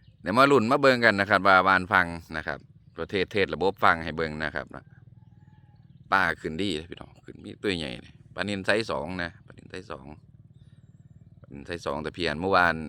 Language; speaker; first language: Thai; non-native, local second language; Lao